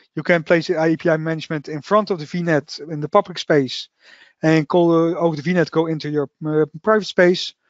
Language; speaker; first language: English; non-native, fluent; Dutch